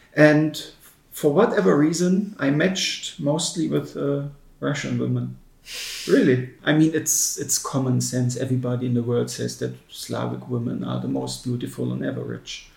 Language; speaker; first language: English; non-native, fluent; German